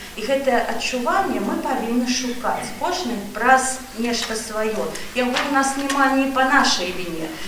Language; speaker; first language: Belarusian; non-native, local second language; Russian